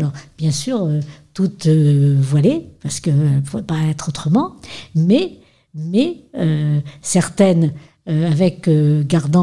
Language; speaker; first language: French; native; French